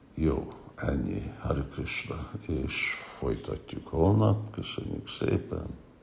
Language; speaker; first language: Hungarian; early bilingual, heritage; Hungarian